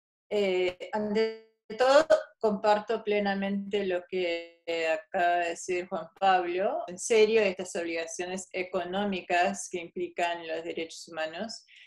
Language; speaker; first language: Spanish; non-native, fluent; English